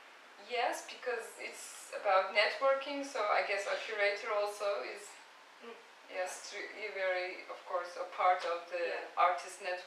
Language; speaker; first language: English; non-native, fluent; Turkish